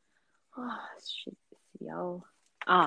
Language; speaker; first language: Russian; non-native, learner; Korean